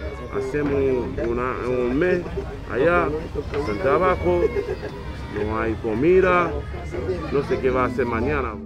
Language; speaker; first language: Spanish; non-native, learner; Haitian Creole